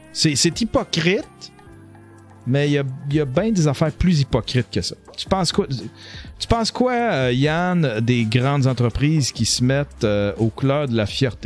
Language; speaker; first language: French; native; French